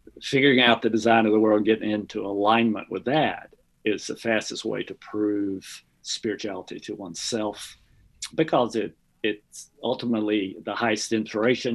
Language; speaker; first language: English; native; English